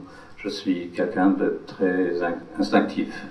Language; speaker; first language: French; non-native, fluent; English